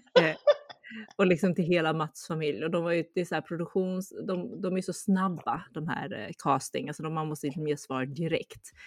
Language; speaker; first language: Swedish; early bilingual, other home language; Chinese